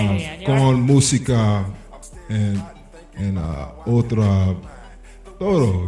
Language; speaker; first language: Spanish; non-native, learner; English